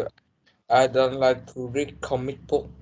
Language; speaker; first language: English; non-native, learner; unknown